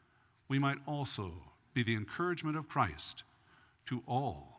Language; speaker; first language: English; native; English